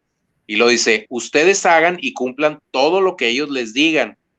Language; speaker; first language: Spanish; native; Spanish